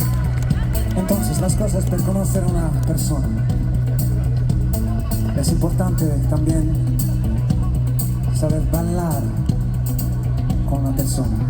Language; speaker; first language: Spanish; non-native, learner; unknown